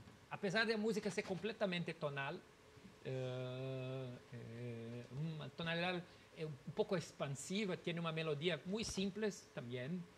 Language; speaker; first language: Spanish; non-native, learner; Portuguese